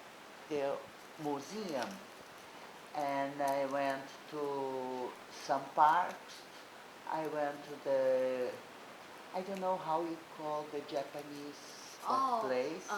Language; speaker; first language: English; non-native, learner; Portuguese